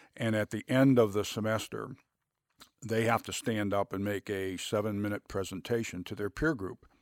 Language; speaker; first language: English; native; English